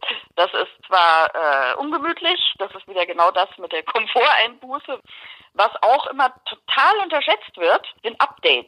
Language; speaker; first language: German; native; German